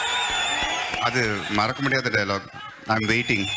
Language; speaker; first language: Tamil; non-native, local second language; Telugu